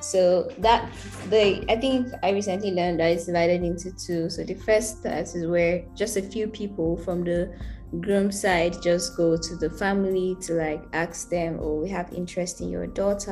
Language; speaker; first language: English; non-native, local second language; Hausa